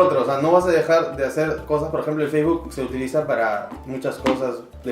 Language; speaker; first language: Spanish; native; Spanish